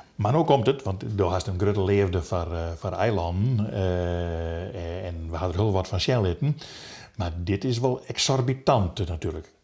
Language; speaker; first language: Dutch; native; Dutch